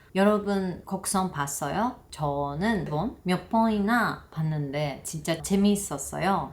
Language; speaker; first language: Korean; non-native, learner; Japanese